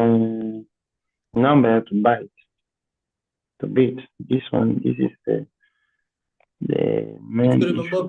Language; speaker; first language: English; non-native, learner; Portuguese